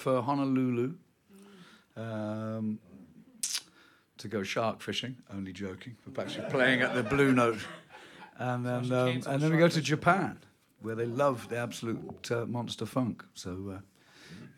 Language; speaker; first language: English; native; English